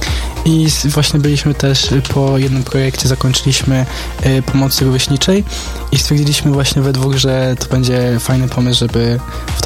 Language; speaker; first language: Polish; native; Polish